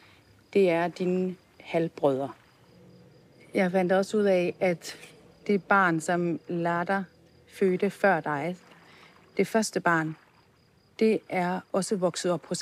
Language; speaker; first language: Danish; native; Danish